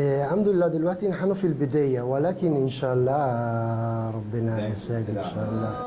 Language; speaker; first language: Arabic; non-native, learner; Italian